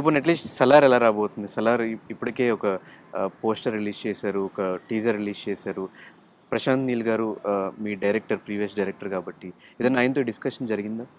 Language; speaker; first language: Telugu; native; Telugu